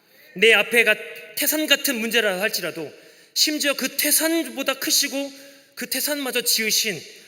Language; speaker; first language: Korean; native; Korean